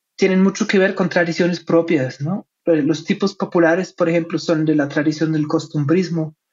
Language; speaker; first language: Spanish; non-native, fluent; German